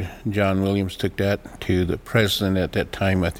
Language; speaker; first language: English; early bilingual, other home language; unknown